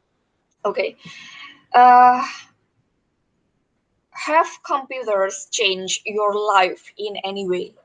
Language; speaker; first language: English; non-native, fluent; Indonesian